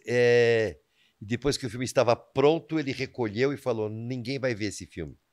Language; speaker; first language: Portuguese; native; Portuguese